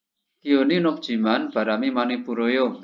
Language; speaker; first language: Korean; non-native, learner; Indonesian